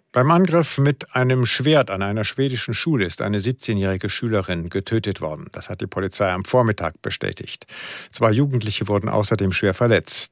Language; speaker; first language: German; native; German